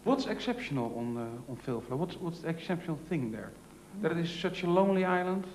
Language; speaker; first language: English; non-native, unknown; Dutch